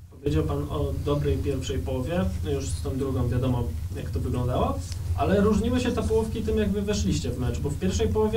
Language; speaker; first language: Polish; native; Polish